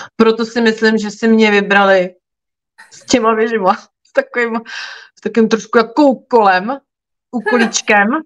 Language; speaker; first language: Czech; native; Czech